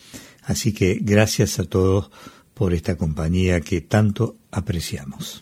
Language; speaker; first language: Spanish; native; Spanish